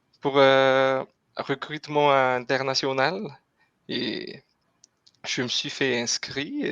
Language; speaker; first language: French; non-native, local second language; Malagasy